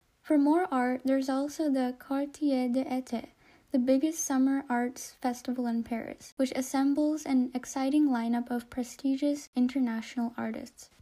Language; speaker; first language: English; native; English